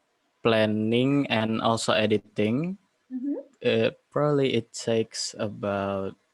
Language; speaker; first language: English; non-native, fluent; Indonesian